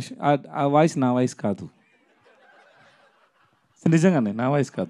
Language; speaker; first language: Telugu; non-native, learner; Tamil